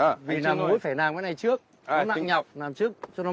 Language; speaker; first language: Vietnamese; native; Vietnamese